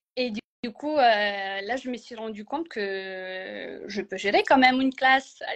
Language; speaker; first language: French; non-native, fluent; Romanian